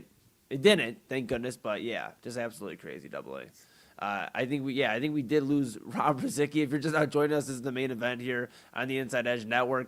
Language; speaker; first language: English; native; English